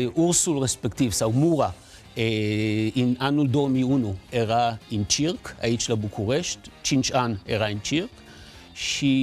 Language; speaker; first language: Romanian; non-native, fluent; Hebrew